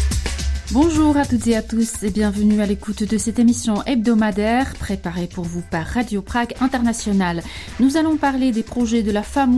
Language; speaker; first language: French; native; French